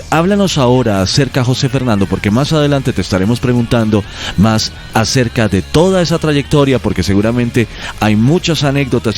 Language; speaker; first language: Spanish; native; Spanish